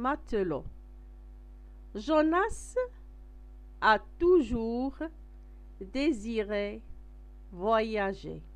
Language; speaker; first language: French; non-native, local second language; Arabic